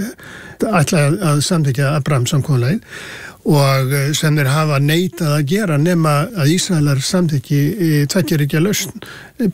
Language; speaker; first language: Icelandic; native; Icelandic